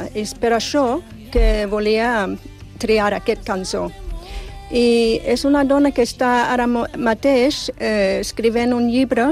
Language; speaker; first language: Catalan; non-native, fluent; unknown